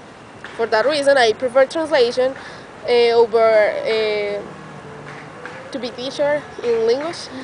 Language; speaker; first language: English; non-native, learner; Spanish